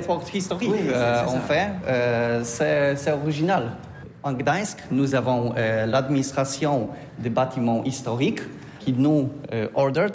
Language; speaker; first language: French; non-native, learner; Polish